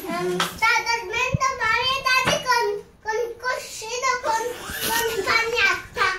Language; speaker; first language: Italian; early bilingual, other home language; Filipino